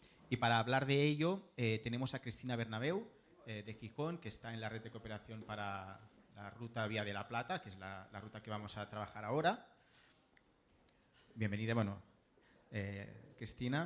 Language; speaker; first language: Spanish; native; Spanish